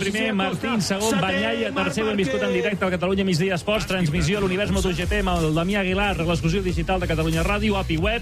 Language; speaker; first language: Catalan; native; Catalan